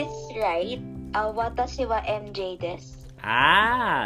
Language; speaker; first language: Japanese; non-native, learner; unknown